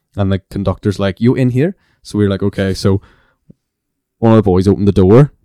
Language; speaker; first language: English; native; English